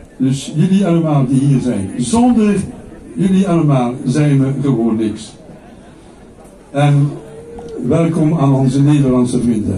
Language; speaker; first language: Dutch; non-native, local second language; French